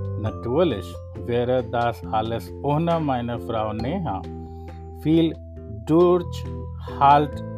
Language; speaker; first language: German; non-native, fluent; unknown